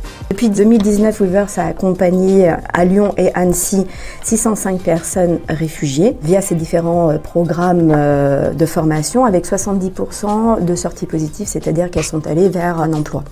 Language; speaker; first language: French; native; French